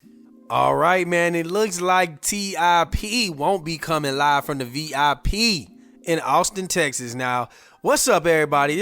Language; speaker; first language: English; native; English